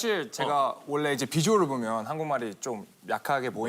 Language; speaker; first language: Korean; non-native, learner; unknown